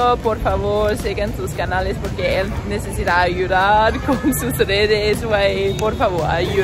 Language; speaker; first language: Spanish; non-native, learner; English